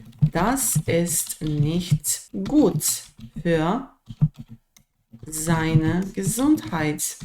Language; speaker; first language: German; non-native, fluent; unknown